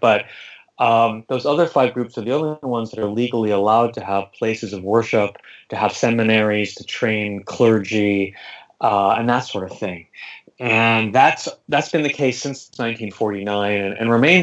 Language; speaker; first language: English; native; English